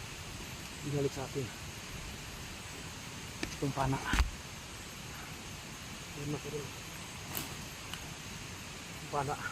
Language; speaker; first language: Filipino; non-native, local second language; Cebuano